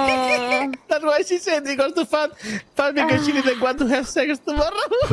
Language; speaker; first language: English; non-native, learner; Spanish